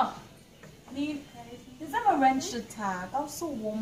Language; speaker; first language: Chinese; non-native, learner; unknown